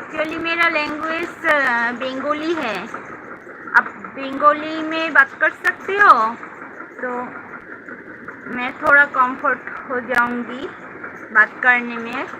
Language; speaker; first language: Hindi; non-native, local second language; Bangla